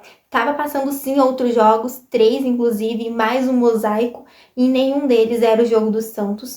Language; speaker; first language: Portuguese; native; Portuguese